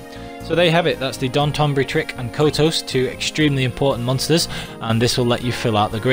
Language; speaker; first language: English; native; English